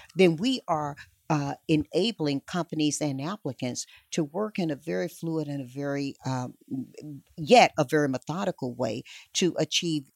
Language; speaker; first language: English; native; English